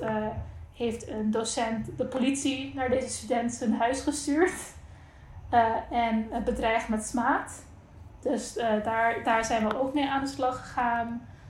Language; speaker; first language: Dutch; non-native, local second language; Papiamento